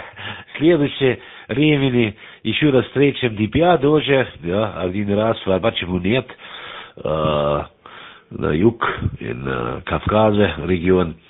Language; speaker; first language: Russian; non-native, learner; German